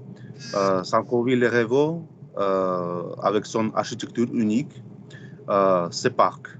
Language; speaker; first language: French; non-native, fluent; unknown